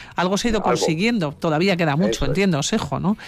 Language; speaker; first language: Spanish; native; Spanish